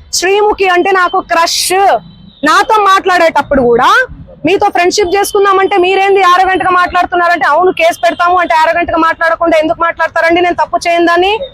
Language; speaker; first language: Telugu; non-native, local second language; Lambadi